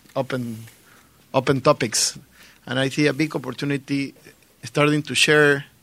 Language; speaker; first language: English; non-native, learner; Spanish